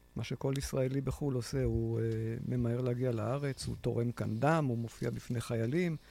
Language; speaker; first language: Hebrew; native; Hebrew